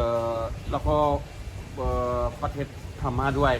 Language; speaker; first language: Thai; non-native, learner; Hindi